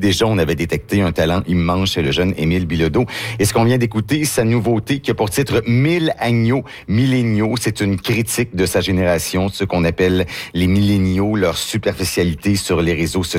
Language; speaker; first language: French; native; French